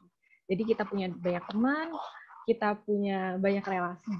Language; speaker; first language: Indonesian; native; Indonesian